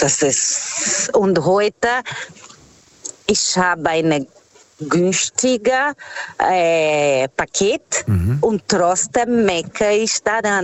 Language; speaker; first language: German; non-native, fluent; Portuguese